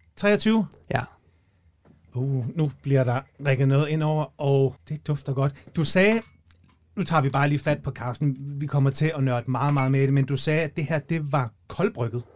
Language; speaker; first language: Danish; native; Danish